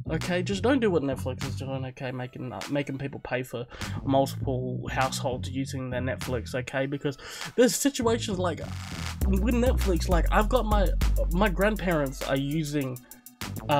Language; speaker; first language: English; native; English